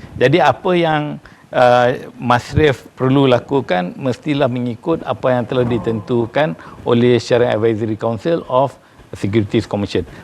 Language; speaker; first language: Malay; native; Malay